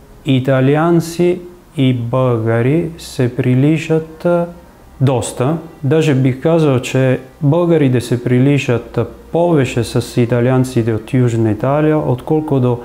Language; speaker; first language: Bulgarian; non-native, fluent; Italian